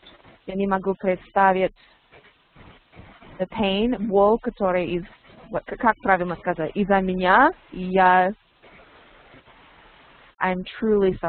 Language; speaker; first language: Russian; non-native, learner; English